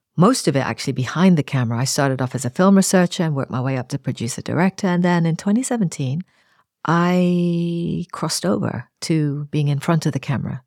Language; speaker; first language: English; native; English